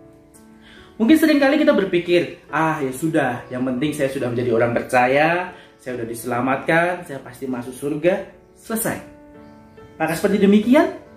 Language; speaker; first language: Indonesian; native; Indonesian